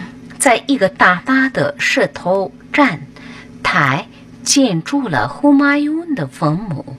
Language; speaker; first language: Chinese; non-native, fluent; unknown